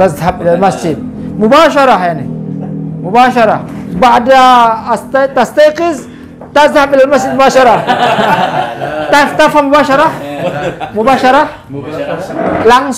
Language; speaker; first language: Arabic; non-native, fluent; Indonesian